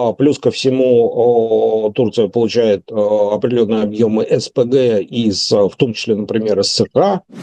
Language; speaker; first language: Russian; native; Russian